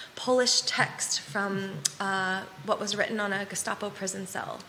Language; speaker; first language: English; native; English